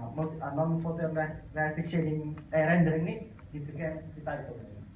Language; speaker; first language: Japanese; non-native, learner; Indonesian